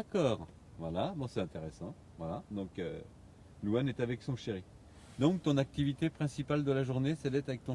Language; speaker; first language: French; native; French